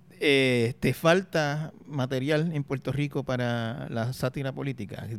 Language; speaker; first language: Spanish; native; Spanish